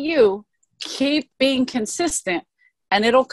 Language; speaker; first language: English; native; English